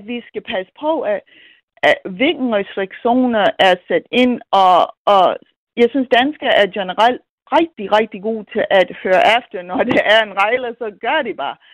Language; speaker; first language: Danish; non-native, fluent; English